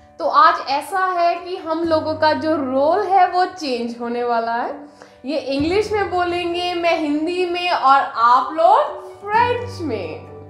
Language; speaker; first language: Hindi; native; Hindi